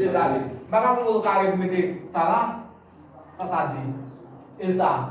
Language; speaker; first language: French; non-native, local second language; Haitian Creole